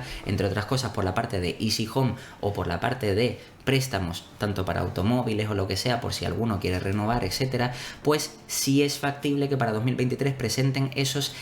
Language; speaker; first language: Spanish; native; Spanish